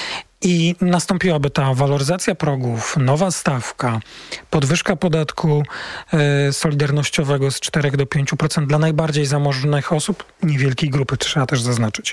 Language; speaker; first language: Polish; native; Polish